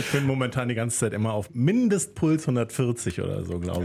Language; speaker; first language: German; native; German